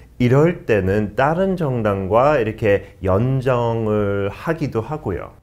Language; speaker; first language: Korean; non-native, fluent; English